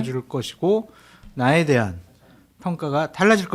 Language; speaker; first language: Korean; native; Korean